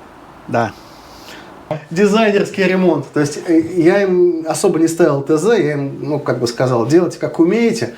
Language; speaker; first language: Russian; native; Russian